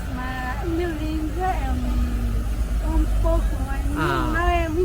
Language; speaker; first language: Portuguese; non-native, learner; Tetum